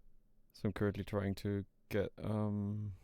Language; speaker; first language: English; non-native, fluent; German